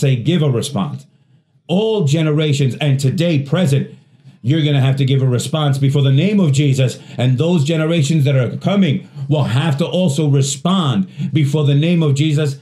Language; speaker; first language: English; non-native, fluent; Spanish